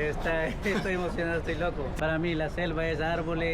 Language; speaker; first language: Spanish; non-native, local second language; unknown